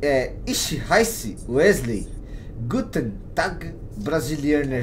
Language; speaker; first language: German; non-native, learner; Portuguese